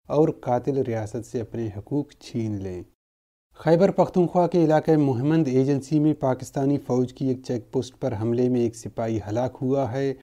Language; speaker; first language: Urdu; non-native, local second language; Baluchi